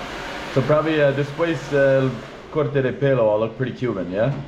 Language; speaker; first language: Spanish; non-native, learner; English